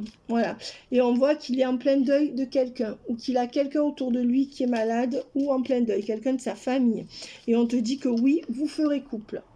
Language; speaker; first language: French; native; French